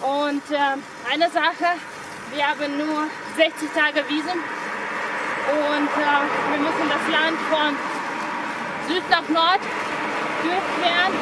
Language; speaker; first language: German; non-native, fluent; Russian